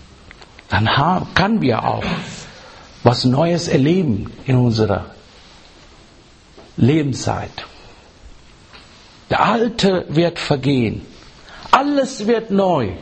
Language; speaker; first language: German; non-native, learner; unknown